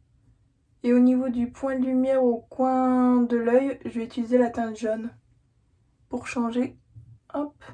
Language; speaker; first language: French; native; French